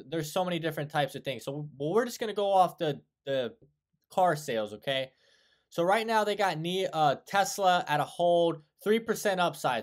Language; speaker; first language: English; native; English